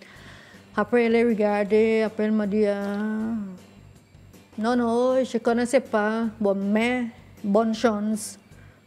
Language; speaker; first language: French; non-native, learner; English